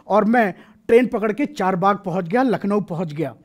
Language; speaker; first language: Hindi; native; Hindi